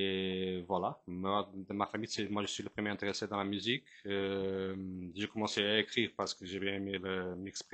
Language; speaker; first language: French; non-native, fluent; Portuguese